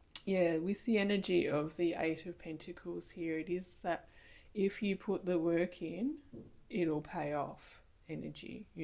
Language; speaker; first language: English; native; English